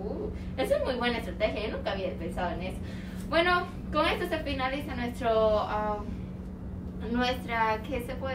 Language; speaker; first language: Spanish; non-native, learner; English